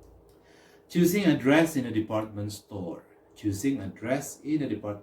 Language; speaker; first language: English; non-native, fluent; Indonesian